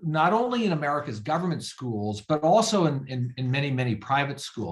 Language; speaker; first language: English; native; English